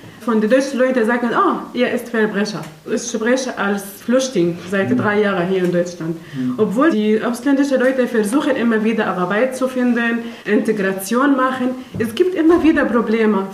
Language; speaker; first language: German; non-native, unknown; Arabic